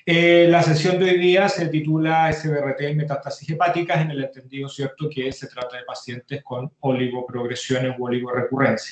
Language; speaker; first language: Spanish; native; Spanish